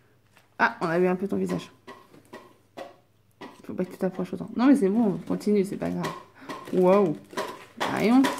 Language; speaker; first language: French; native; French